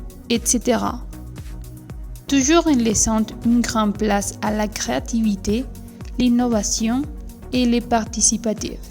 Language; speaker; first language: French; non-native, fluent; Spanish